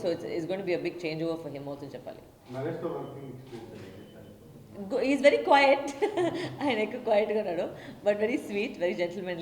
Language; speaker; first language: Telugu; non-native, local second language; Tamil